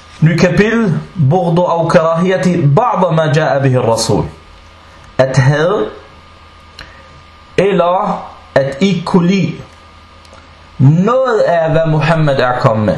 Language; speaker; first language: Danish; early bilingual, other home language; Arabic